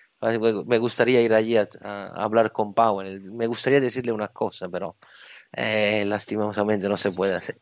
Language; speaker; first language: Spanish; non-native, fluent; Italian